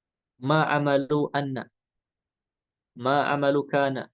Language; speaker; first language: Arabic; non-native, fluent; Indonesian